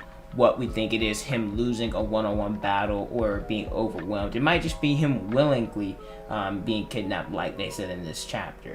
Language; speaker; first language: English; native; English